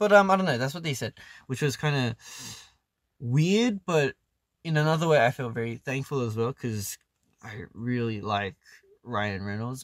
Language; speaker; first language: English; early bilingual, other home language; Korean